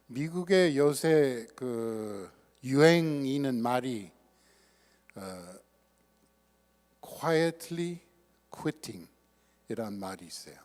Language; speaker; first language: Korean; non-native, fluent; English